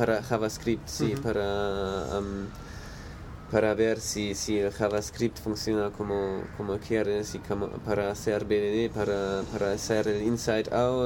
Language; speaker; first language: Spanish; non-native, learner; German